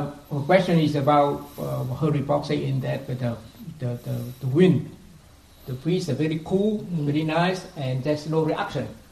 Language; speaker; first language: English; non-native, fluent; Vietnamese